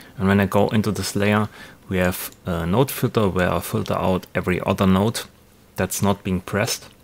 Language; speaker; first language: English; non-native, fluent; German